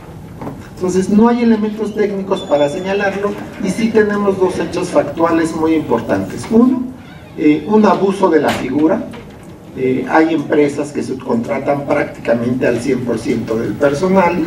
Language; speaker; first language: Spanish; native; Spanish